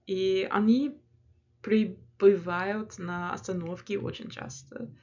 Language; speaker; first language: Russian; non-native, learner; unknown